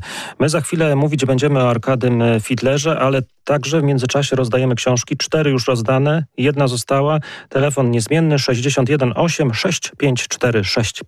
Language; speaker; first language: Polish; native; Polish